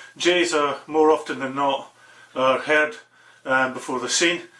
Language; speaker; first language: English; native; English